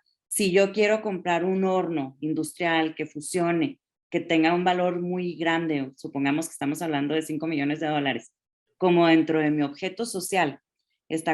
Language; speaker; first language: Spanish; native; Spanish